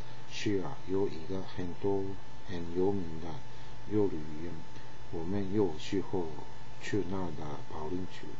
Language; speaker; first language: Chinese; non-native, learner; Japanese